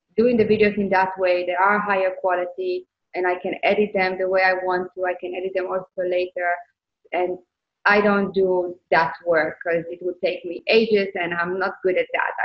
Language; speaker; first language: English; non-native, fluent; Hebrew